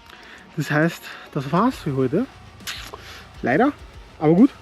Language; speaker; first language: German; native; German